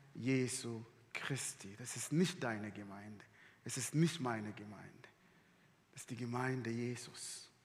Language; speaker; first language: German; non-native, fluent; Arabic